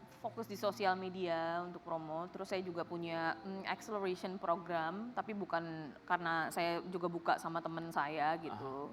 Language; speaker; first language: Indonesian; native; Indonesian